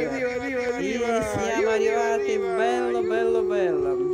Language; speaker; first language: Italian; non-native, learner; Russian